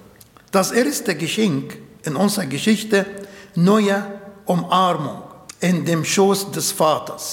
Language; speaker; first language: German; non-native, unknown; Arabic